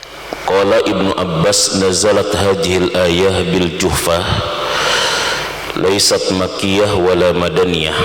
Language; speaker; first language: Indonesian; native; Indonesian